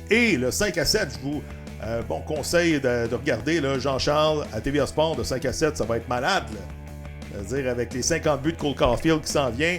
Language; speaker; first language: French; native; French